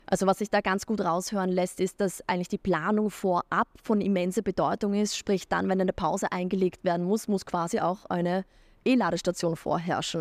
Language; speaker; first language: German; native; German